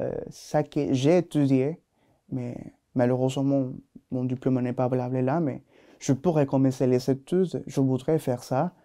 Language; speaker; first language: French; non-native, learner; Spanish